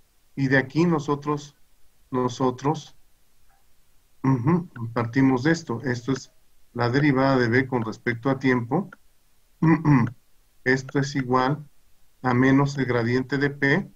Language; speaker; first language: Spanish; native; Spanish